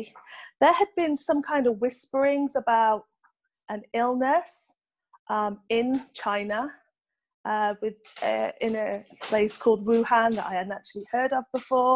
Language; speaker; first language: English; native; English